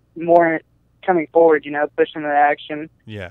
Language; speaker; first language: English; native; English